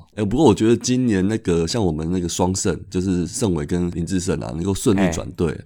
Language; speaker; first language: Chinese; native; Chinese